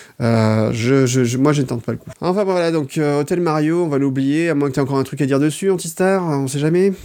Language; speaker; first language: French; native; French